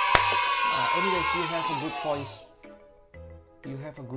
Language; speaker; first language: English; non-native, learner; Indonesian